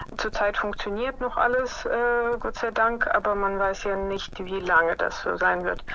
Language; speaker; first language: German; non-native, fluent; Russian